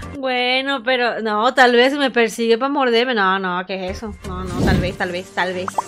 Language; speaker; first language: Spanish; native; Spanish